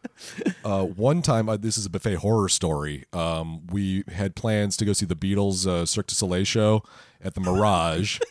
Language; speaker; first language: English; native; English